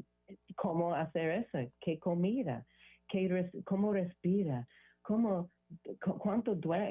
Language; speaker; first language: Spanish; non-native, learner; English